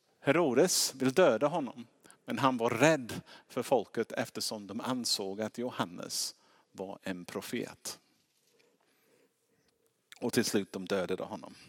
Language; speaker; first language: Swedish; non-native, fluent; English